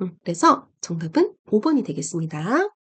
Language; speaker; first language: Korean; native; Korean